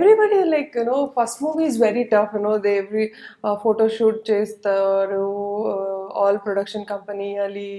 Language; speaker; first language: Telugu; non-native, learner; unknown